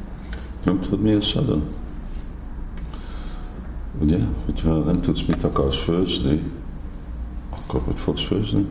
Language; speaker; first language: Hungarian; non-native, fluent; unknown